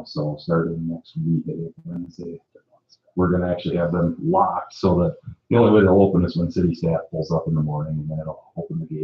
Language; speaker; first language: English; native; English